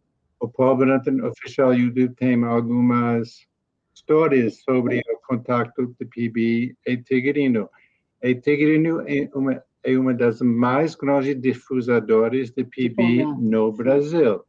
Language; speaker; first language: Portuguese; non-native, learner; English